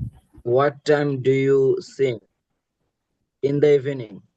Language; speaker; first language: English; non-native, learner; Bangla